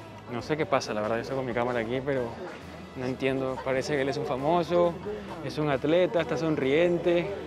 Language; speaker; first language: Spanish; native; Spanish